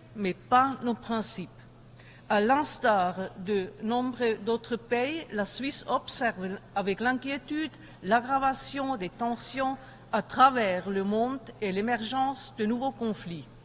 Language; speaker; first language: French; native; French